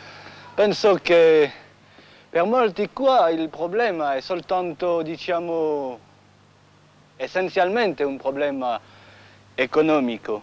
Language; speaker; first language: Italian; non-native, fluent; French